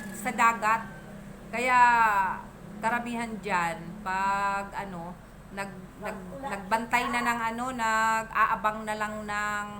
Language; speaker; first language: Filipino; non-native, local second language; Masbatenyo